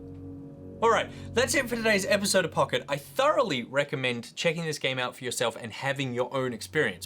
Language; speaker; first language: English; native; English